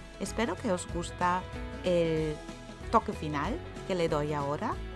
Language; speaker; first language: Spanish; non-native, fluent; German